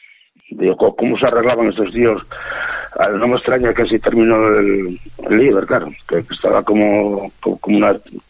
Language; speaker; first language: Spanish; native; Spanish